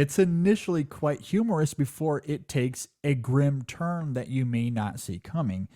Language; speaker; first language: English; native; English